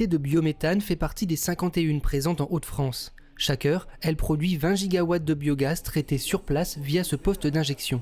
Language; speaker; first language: French; native; French